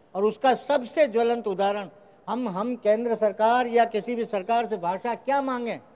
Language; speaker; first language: Hindi; non-native, local second language; Rajasthani